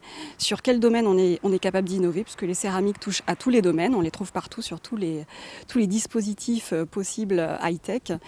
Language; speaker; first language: French; native; French